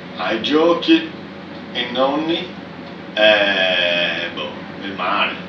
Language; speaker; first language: Italian; native; Italian